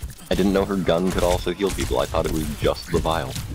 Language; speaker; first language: English; native; English